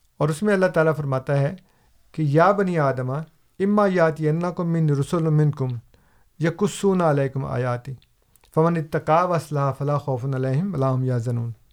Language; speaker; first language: Urdu; non-native, local second language; Punjabi